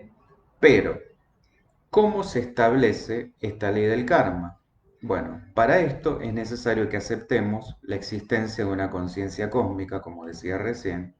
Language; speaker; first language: Spanish; native; Spanish